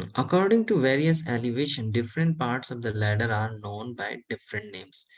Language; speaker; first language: English; non-native, local second language; Hindi